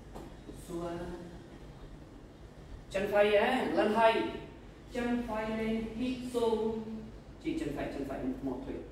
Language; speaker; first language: Vietnamese; non-native, learner; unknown